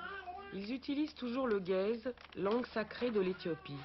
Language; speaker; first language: French; native; French